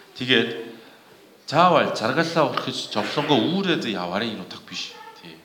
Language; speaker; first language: Mongolian; non-native, fluent; Korean